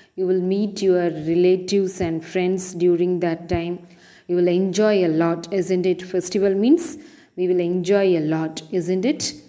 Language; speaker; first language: English; non-native, local second language; Tamil